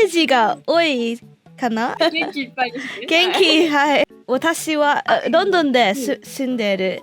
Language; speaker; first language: Japanese; non-native, learner; English